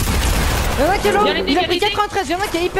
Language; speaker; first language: French; native; French